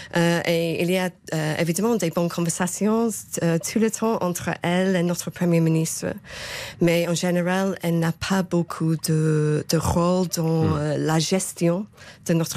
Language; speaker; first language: French; non-native, fluent; English